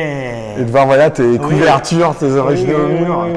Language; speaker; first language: French; native; French